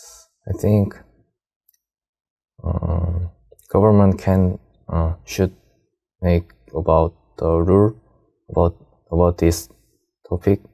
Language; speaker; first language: English; non-native, learner; Korean